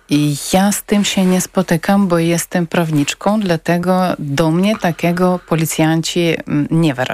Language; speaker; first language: Polish; non-native, learner; Ukrainian